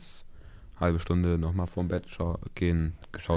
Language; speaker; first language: German; native; German